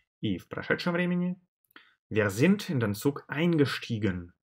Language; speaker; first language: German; non-native, fluent; Russian